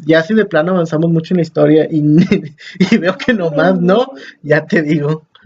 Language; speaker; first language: Spanish; native; Spanish